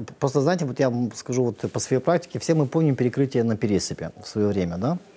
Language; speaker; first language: Russian; native; Russian